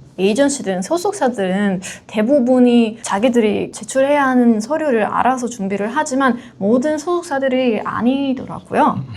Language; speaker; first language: Korean; non-native, fluent; Hungarian